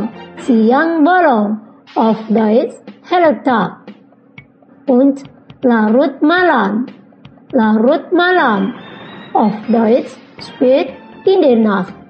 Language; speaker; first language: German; non-native, fluent; Indonesian